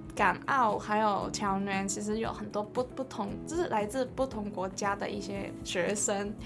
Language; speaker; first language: Chinese; non-native, local second language; Cantonese